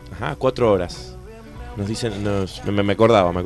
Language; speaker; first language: Spanish; native; Spanish